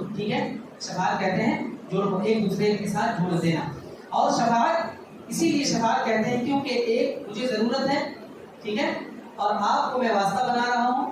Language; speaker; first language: Urdu; native; Urdu